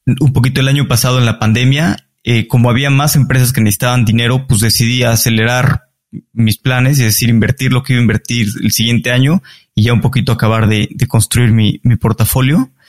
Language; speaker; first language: Spanish; native; Spanish